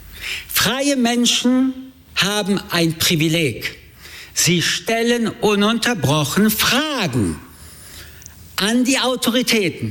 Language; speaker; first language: German; early bilingual, other home language; French